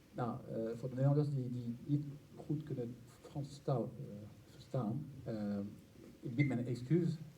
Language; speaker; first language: Dutch; non-native, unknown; French